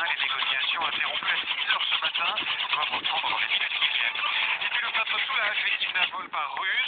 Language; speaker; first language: French; native; French